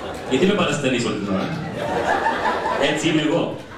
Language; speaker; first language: Greek; early bilingual, other home language; English